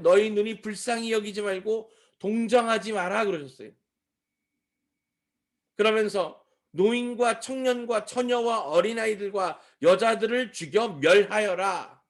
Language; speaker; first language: Korean; native; Korean